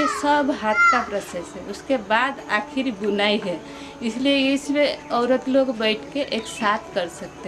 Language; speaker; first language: Hindi; non-native, local second language; Odia